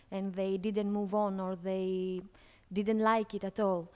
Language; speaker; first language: English; non-native, fluent; Greek